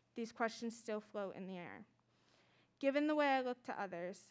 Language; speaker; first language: English; native; English